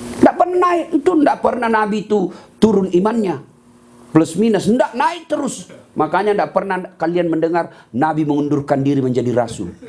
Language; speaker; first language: Malay; non-native, local second language; Buginese